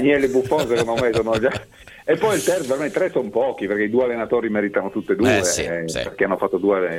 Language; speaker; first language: Italian; native; Italian